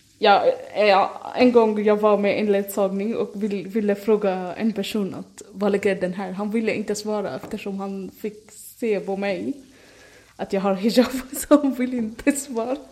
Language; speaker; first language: Swedish; non-native, fluent; Arabic